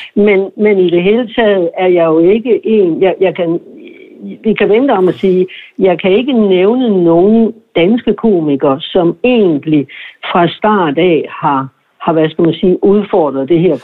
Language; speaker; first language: Danish; native; Danish